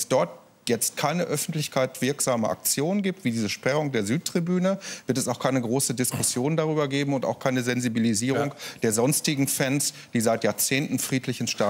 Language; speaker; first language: German; native; German